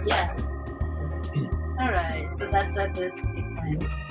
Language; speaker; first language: English; non-native, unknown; Japanese